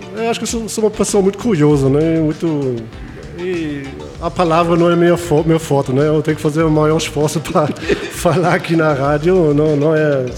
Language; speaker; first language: Portuguese; non-native, fluent; German